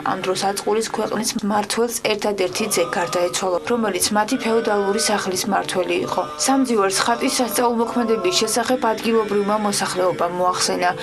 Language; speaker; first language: Georgian; native; Georgian